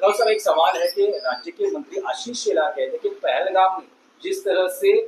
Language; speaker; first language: Hindi; non-native, local second language; Marathi